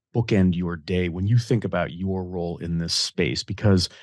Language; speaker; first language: English; native; English